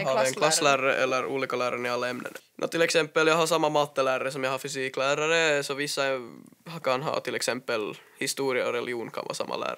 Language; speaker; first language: Swedish; native; Swedish